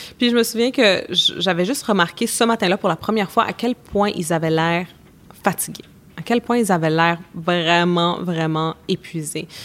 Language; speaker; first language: French; native; French